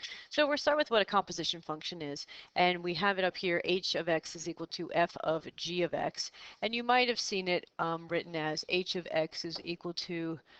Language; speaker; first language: English; native; English